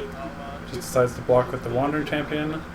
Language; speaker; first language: English; native; English